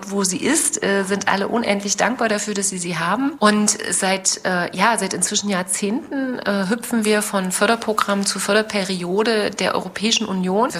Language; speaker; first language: German; native; German